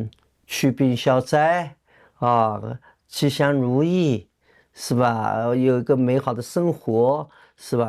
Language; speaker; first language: Chinese; native; Chinese